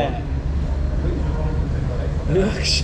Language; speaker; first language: English; non-native, learner; Japanese